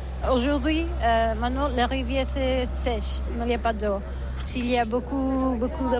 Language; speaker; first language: French; non-native, learner; Catalan